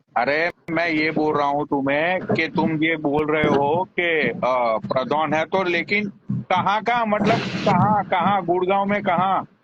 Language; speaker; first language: Hindi; native; Hindi